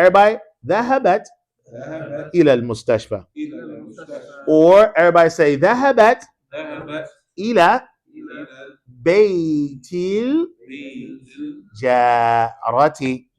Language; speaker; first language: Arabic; non-native, fluent; English